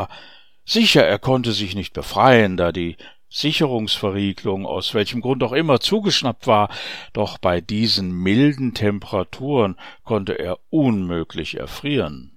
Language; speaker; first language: German; native; German